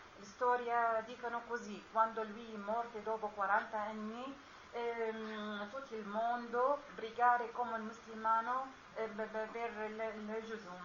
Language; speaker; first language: Italian; non-native, learner; Arabic